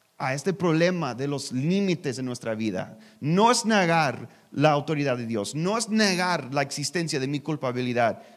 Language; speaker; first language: Spanish; non-native, learner; English